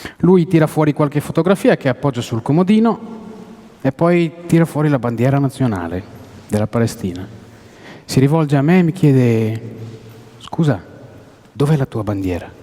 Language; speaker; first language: Italian; non-native, fluent; Hebrew